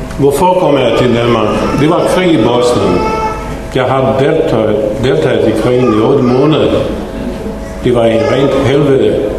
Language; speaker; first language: Danish; non-native, fluent; Bosnian